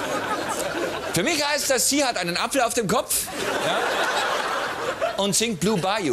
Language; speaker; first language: German; native; German